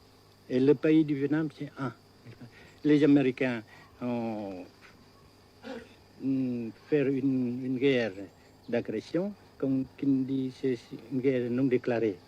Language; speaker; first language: French; non-native, fluent; Vietnamese